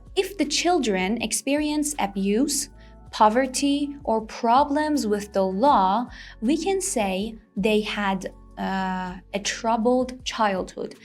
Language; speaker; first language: English; non-native, fluent; Persian